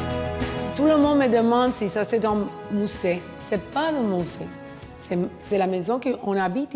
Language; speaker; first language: French; non-native, fluent; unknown